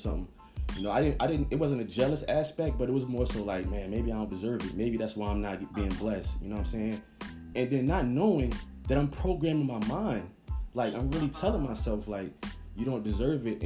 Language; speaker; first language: English; native; English